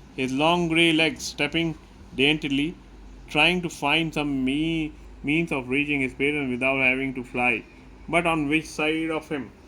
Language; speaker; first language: English; non-native, local second language; Hindi